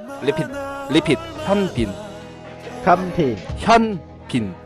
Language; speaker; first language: English; non-native, learner; Korean